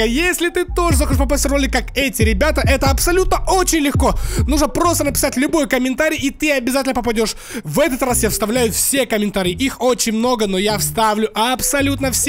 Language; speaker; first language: Russian; native; Russian